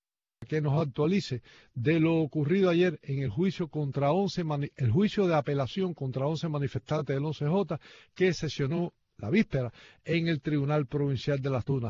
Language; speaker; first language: Spanish; native; Spanish